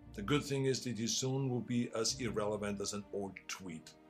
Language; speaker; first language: English; non-native, fluent; German